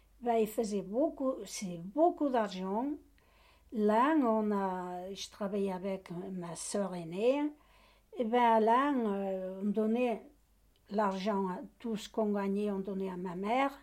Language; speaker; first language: French; non-native, learner; Portuguese